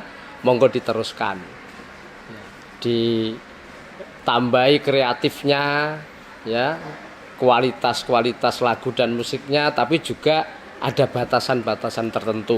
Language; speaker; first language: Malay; non-native, local second language; Javanese